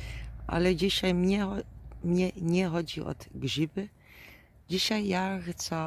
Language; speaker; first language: Polish; non-native, learner; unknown